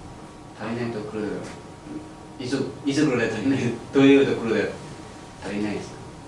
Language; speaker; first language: Japanese; non-native, learner; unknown